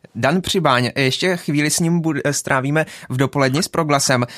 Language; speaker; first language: Czech; native; Czech